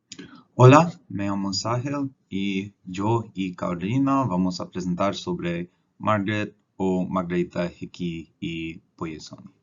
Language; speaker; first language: Spanish; non-native, learner; English